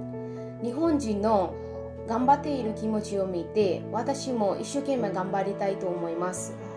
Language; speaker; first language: Japanese; non-native, learner; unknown